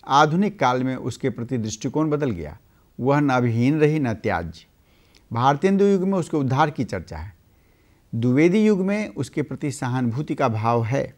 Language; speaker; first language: Hindi; native; Hindi